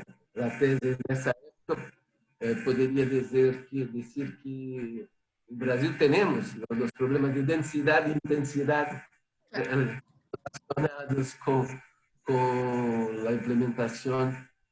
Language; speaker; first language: Spanish; non-native, fluent; Portuguese